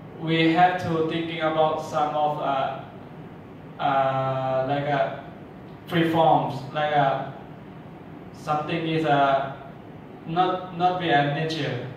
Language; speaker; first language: English; non-native, learner; Thai